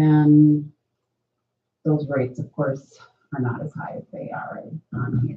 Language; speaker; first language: English; native; English